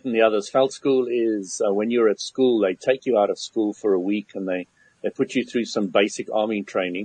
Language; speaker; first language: English; native; English